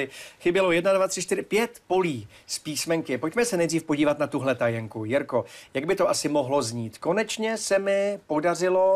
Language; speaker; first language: Czech; native; Czech